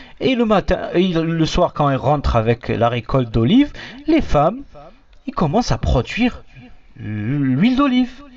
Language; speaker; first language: French; non-native, local second language; Arabic